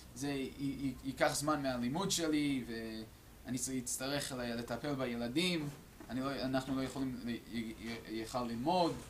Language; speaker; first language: Hebrew; non-native, fluent; English